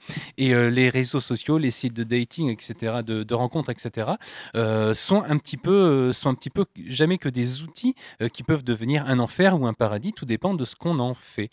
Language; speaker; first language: French; native; French